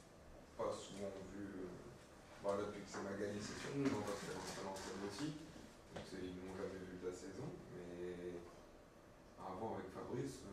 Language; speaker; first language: French; native; French